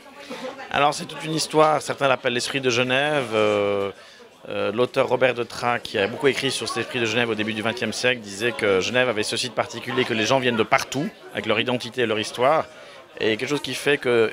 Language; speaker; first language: French; native; French